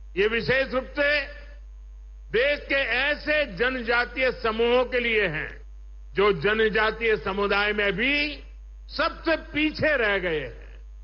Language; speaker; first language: Hindi; non-native, local second language; Gujarati